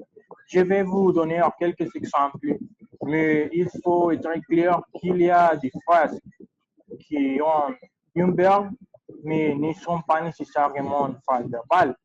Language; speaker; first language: French; non-native, learner; Spanish